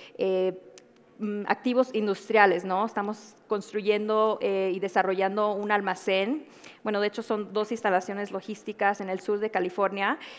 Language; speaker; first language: Spanish; early bilingual, heritage; Spanish